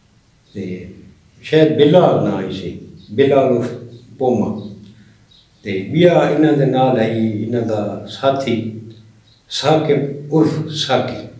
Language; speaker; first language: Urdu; non-native, local second language; Saraiki